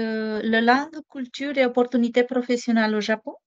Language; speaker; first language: French; non-native, fluent; Japanese